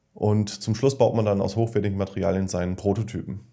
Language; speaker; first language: German; non-native, fluent; Danish